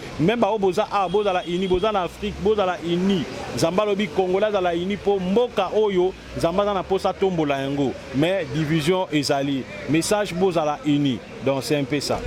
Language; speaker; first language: Lingala; native; Lingala